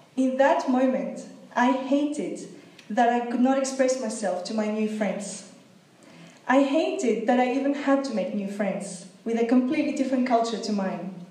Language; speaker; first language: English; non-native, fluent; Greek